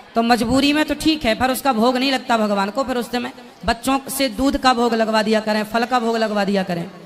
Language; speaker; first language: Hindi; native; Hindi